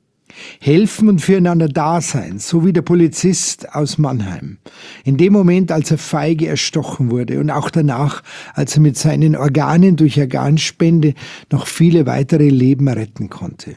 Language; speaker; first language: German; native; German